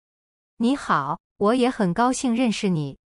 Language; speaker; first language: Chinese; non-native, learner; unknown